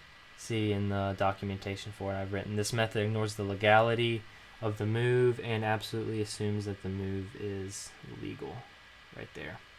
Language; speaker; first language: English; native; English